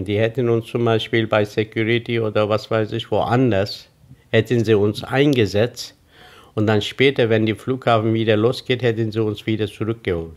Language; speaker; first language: German; non-native, fluent; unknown